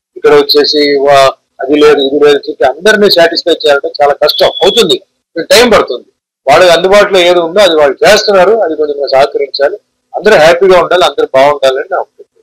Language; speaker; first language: Telugu; non-native, fluent; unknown